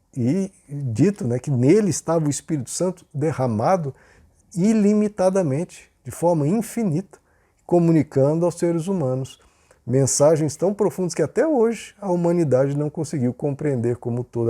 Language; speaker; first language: Portuguese; native; Portuguese